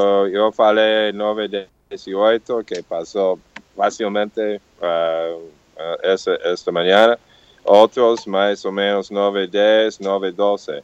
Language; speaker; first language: Portuguese; non-native, learner; English